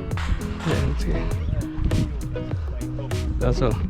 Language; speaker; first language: Swedish; non-native, fluent; Vietnamese